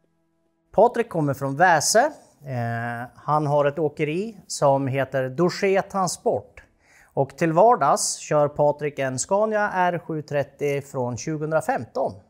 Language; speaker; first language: Swedish; native; Swedish